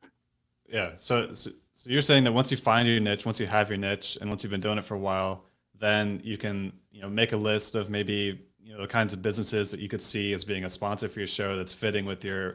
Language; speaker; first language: English; native; English